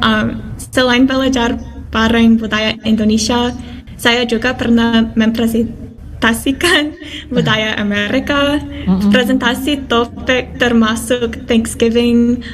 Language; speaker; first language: Indonesian; non-native, learner; English